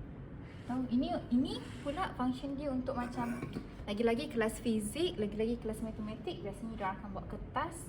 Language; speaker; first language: Malay; native; Malay